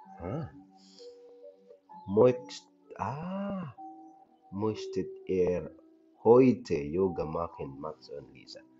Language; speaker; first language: German; non-native, learner; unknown